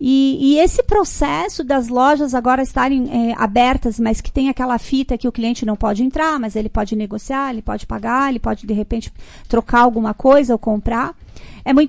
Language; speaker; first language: Portuguese; native; Portuguese